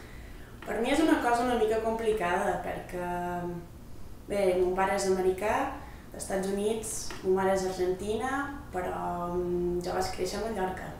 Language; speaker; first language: Catalan; non-native, local second language; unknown